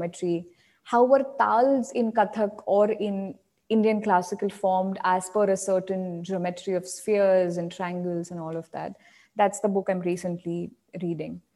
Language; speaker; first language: English; non-native, local second language; Marathi